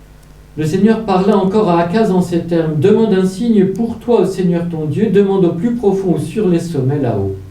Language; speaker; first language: French; native; French